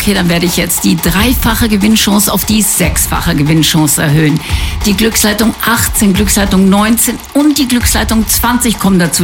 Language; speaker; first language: German; native; German